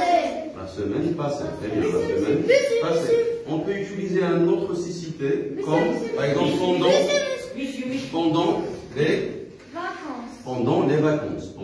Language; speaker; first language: French; non-native, local second language; Arabic